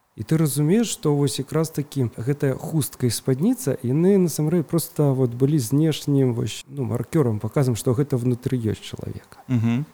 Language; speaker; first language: Belarusian; native; Belarusian